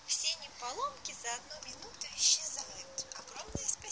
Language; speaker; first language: Russian; native; Russian